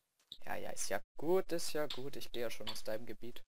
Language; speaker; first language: German; native; German